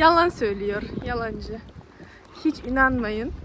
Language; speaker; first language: Turkish; non-native, fluent; Russian